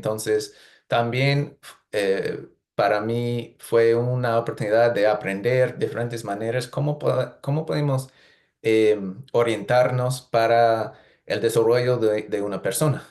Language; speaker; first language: Spanish; non-native, fluent; English